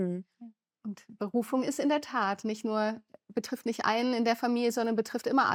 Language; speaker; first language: German; native; German